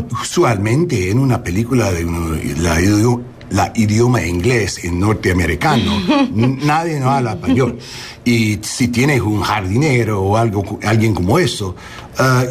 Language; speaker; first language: Spanish; non-native, learner; English